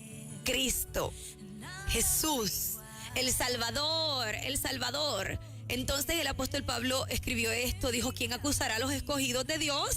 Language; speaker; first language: Spanish; native; Spanish